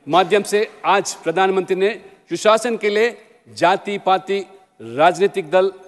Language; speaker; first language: Hindi; non-native, local second language; Telugu